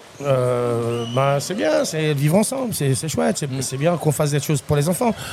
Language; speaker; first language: French; early bilingual, other home language; Arabic